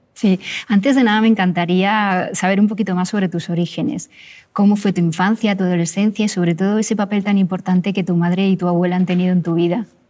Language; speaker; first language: Spanish; native; Spanish